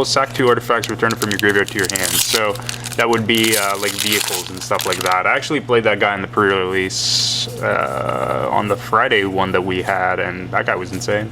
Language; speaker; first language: English; native; English